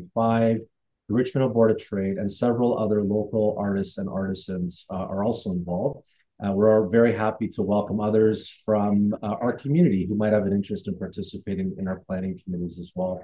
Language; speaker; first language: English; native; English